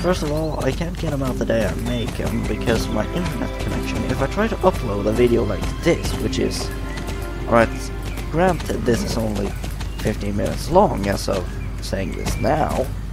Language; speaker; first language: English; non-native, fluent; Swedish